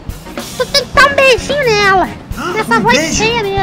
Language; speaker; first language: Portuguese; native; Portuguese